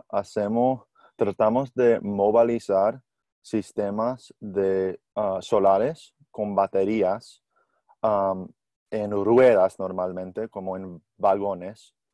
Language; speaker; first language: Spanish; non-native, learner; English